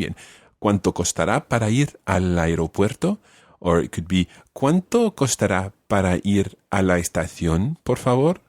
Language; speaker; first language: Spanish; non-native, fluent; English